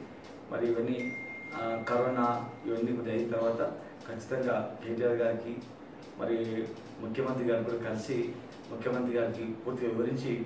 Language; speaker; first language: Telugu; native; Telugu